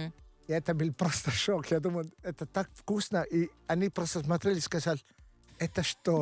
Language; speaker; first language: Russian; non-native, learner; Italian